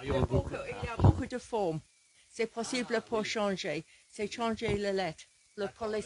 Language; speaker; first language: French; non-native, learner; English